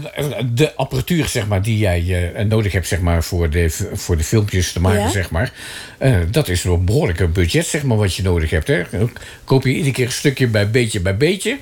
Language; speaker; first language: Dutch; native; Dutch